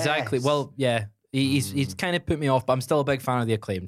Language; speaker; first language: English; native; English